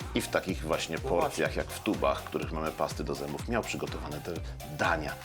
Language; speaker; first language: Polish; native; Polish